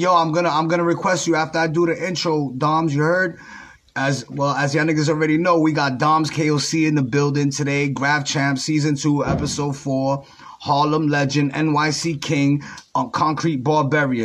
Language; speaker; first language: English; native; English